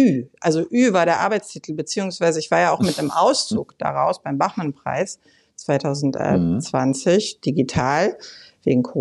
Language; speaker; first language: German; native; German